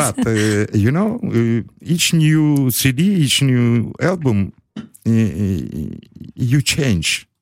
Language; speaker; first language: English; non-native, learner; Ukrainian